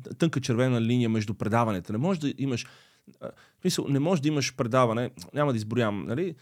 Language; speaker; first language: Bulgarian; early bilingual, other home language; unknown